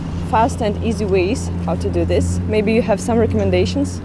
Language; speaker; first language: English; non-native, learner; Russian